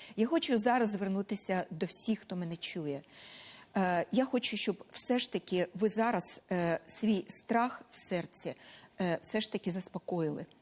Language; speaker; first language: Ukrainian; non-native, local second language; Russian